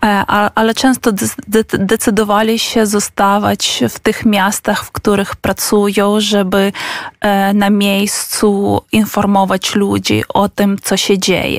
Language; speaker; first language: Polish; non-native, fluent; Ukrainian